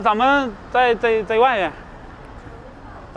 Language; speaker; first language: Chinese; non-native, fluent; Russian